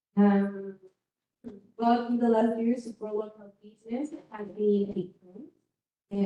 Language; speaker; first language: English; non-native, learner; Spanish